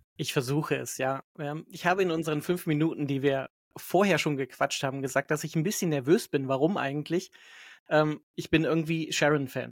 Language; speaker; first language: German; native; German